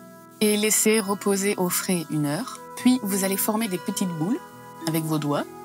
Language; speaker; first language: French; native; French